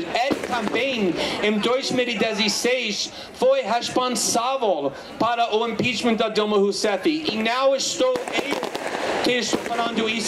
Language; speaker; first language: Portuguese; non-native, fluent; English